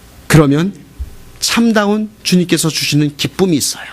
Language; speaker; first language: Korean; native; Korean